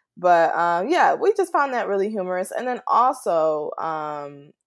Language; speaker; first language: English; native; English